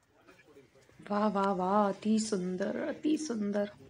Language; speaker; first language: Hindi; native; Hindi